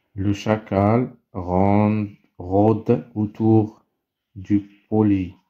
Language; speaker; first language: French; non-native, local second language; Arabic